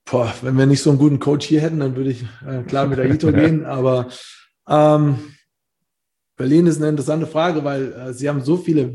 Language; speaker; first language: German; native; German